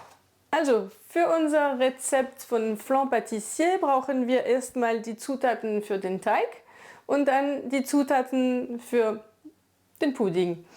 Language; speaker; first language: German; non-native, fluent; French